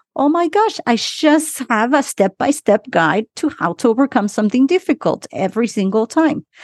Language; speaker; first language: English; early bilingual, other home language; Spanish